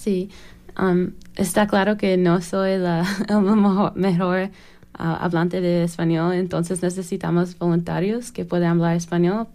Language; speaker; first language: Spanish; non-native, learner; English